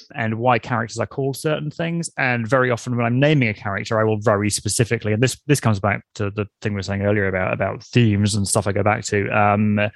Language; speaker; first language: English; native; English